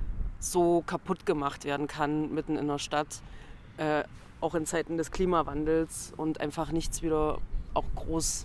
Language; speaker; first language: German; native; German